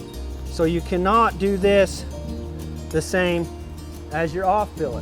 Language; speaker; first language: English; native; English